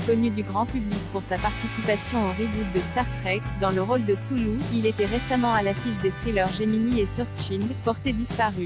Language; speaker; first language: French; native; French